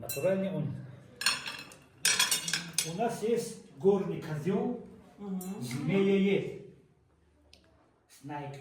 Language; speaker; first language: Russian; non-native, local second language; Tajik